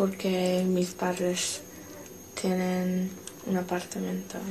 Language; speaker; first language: Spanish; non-native, learner; English